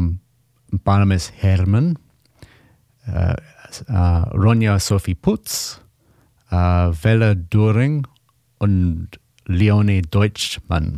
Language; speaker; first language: German; non-native, learner; English